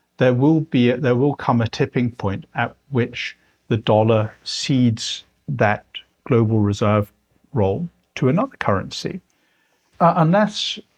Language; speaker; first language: English; native; English